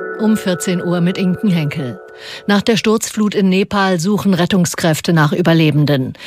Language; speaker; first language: German; native; German